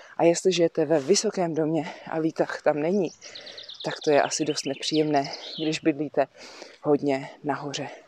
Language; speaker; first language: Czech; native; Czech